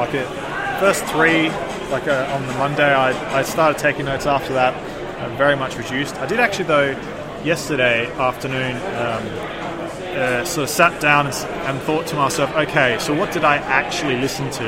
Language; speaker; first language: English; native; English